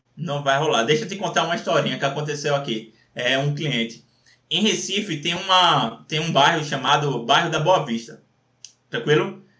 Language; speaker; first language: Portuguese; native; Portuguese